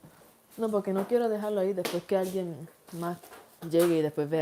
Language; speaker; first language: Spanish; early bilingual, heritage; English